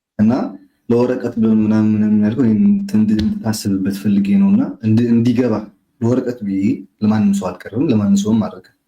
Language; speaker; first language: Amharic; non-native, local second language; Tigrinya